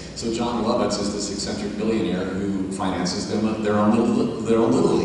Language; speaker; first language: English; native; English